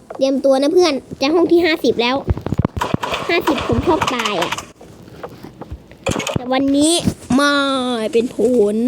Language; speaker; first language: Thai; native; Thai